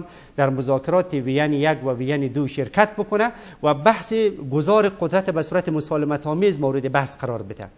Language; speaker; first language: Persian; native; Persian